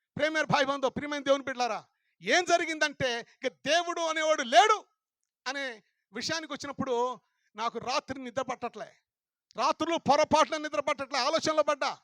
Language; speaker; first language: Telugu; non-native, local second language; Lambadi